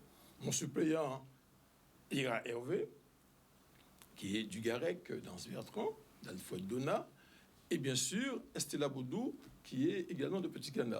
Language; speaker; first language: French; native; French